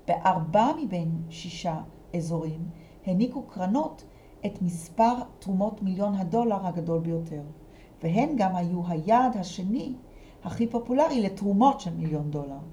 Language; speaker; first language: Hebrew; native; Hebrew